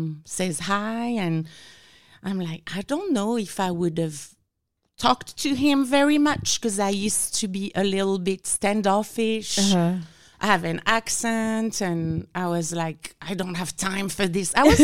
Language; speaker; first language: English; non-native, fluent; French